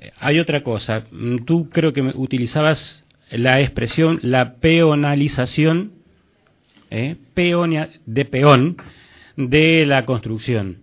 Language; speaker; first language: Spanish; native; Spanish